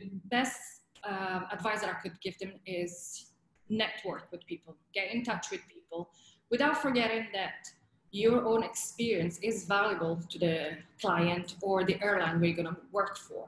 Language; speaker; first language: English; non-native, fluent; Italian